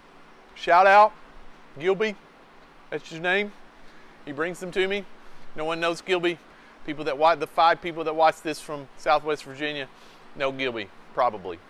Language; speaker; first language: English; native; English